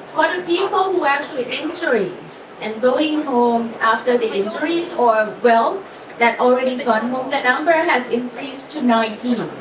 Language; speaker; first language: English; non-native, fluent; Thai